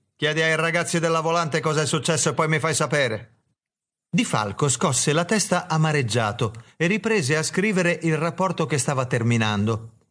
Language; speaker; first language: Italian; native; Italian